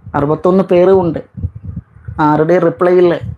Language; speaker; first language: Malayalam; non-native, learner; Bangla